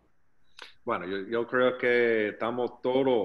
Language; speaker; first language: Spanish; non-native, learner; English